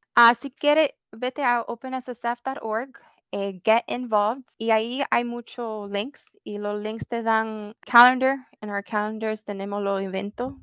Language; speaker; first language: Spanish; early bilingual, heritage; Spanish